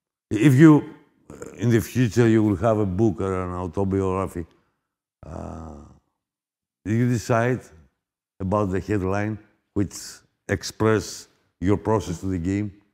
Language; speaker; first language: English; non-native, fluent; Greek